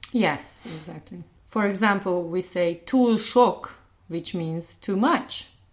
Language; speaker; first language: English; non-native, fluent; Hungarian